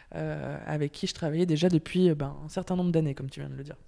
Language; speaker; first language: French; native; French